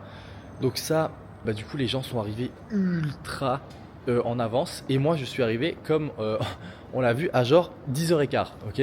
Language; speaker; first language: French; native; French